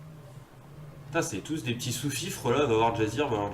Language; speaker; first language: French; native; French